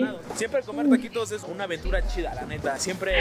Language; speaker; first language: Spanish; native; Spanish